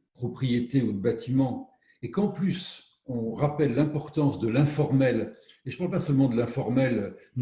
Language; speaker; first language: French; native; French